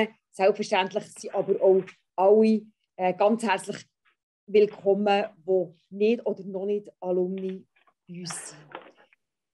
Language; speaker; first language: German; native; German